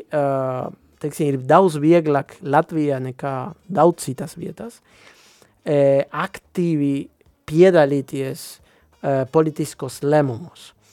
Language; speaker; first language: Latvian; non-native, fluent; Spanish